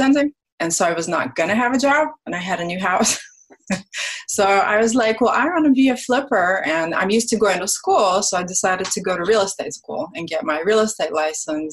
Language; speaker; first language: English; early bilingual, other home language; Ukrainian